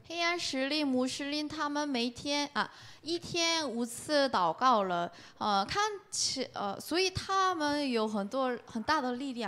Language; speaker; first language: Chinese; non-native, learner; Korean